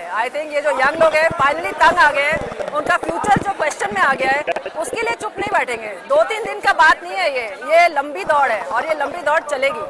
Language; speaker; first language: Hindi; native; Hindi